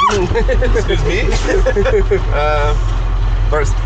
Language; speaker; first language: English; non-native, learner; French